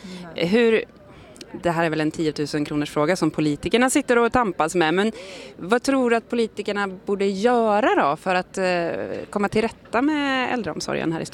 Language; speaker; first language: Swedish; native; Swedish